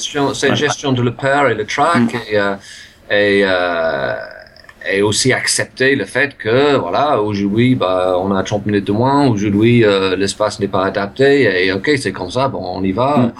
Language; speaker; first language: French; non-native, fluent; English